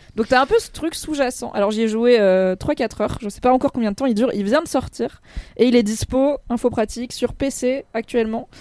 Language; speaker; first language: French; native; French